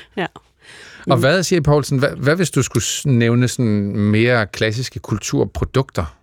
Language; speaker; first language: Danish; native; Danish